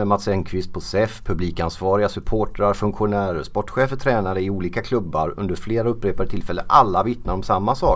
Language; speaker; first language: Swedish; native; Swedish